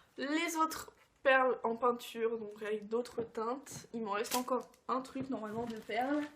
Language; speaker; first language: French; early bilingual, other home language; Portuguese